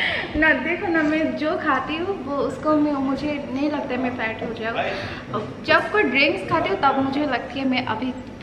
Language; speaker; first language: Hindi; non-native, learner; Bangla